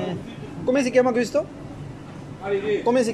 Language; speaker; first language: Italian; non-native, learner; Punjabi